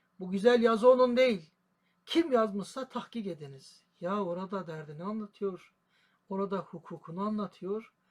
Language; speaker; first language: Turkish; native; Turkish